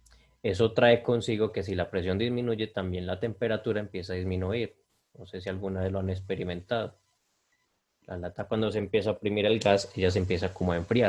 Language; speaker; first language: Spanish; native; Spanish